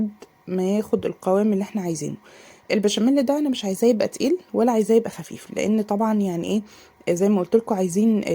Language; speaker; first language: Arabic; native; Arabic